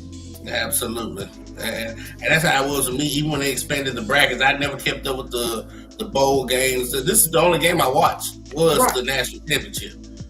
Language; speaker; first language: English; native; English